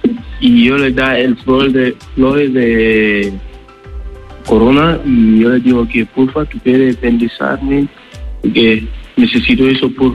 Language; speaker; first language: Spanish; non-native, learner; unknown